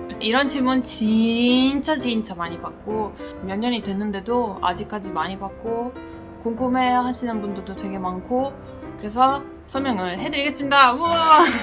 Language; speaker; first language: Korean; non-native, fluent; Italian